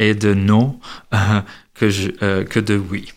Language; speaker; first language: French; non-native, learner; English